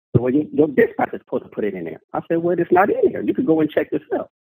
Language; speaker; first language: English; native; English